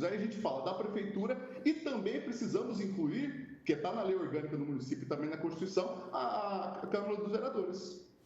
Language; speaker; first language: Portuguese; native; Portuguese